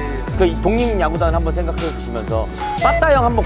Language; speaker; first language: Korean; native; Korean